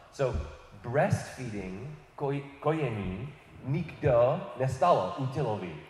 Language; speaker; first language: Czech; non-native, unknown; English